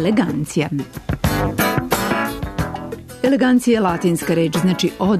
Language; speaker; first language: Serbian; native; Serbian